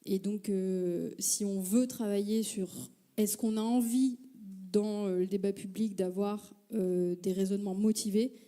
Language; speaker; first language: French; native; French